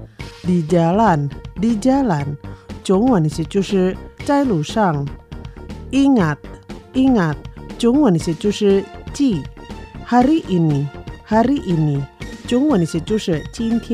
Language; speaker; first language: Chinese; non-native, fluent; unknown